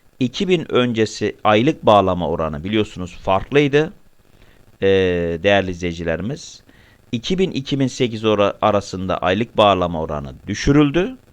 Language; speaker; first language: Turkish; native; Turkish